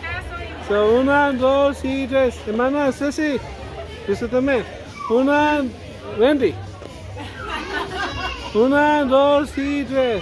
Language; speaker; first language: Spanish; early bilingual, heritage; Spanish